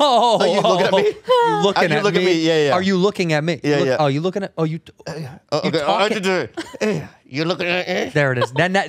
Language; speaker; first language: English; native; English